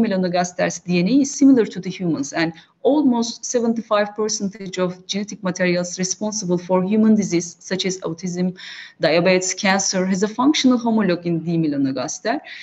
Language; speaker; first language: English; non-native, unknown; Turkish